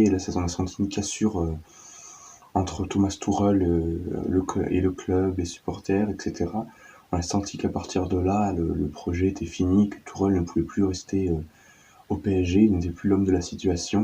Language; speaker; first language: French; native; French